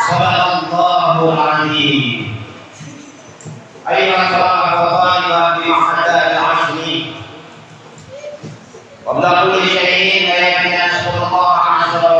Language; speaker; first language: Arabic; non-native, learner; Indonesian